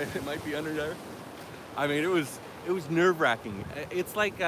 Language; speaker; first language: English; native; English